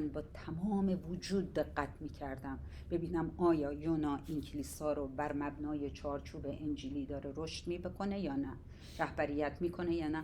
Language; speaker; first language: Persian; native; Persian